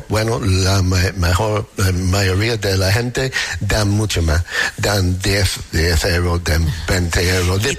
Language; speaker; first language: Spanish; non-native, learner; English